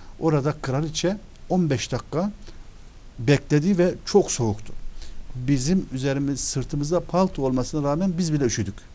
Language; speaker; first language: Turkish; early bilingual, other home language; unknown